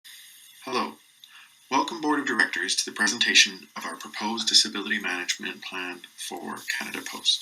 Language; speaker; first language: English; native; English